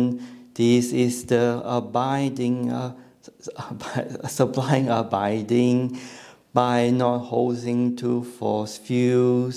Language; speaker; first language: English; non-native, local second language; Chinese